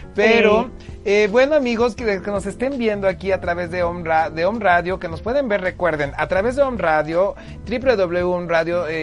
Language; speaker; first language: Spanish; native; Spanish